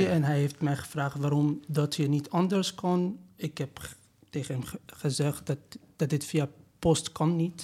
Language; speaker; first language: Dutch; non-native, fluent; Persian